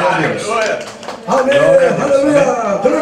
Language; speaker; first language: Portuguese; native; Portuguese